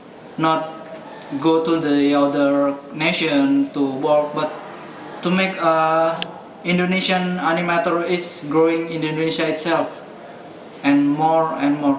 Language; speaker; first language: English; non-native, learner; Indonesian